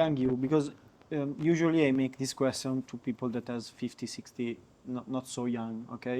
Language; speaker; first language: English; non-native, learner; Italian